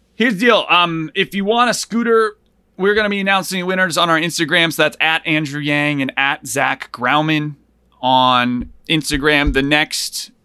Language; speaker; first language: English; native; English